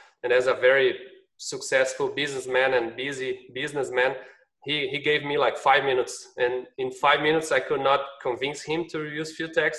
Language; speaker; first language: English; non-native, fluent; Portuguese